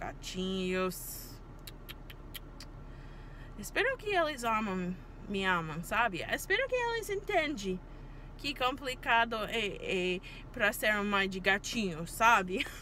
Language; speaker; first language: Portuguese; non-native, learner; English